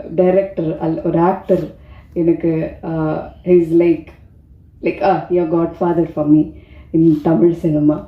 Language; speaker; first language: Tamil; non-native, fluent; Malayalam